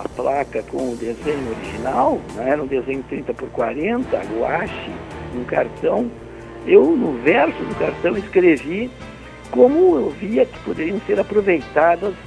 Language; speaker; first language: Portuguese; native; Portuguese